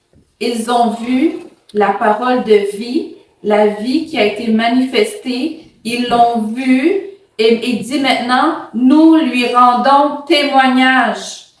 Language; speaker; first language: French; native; French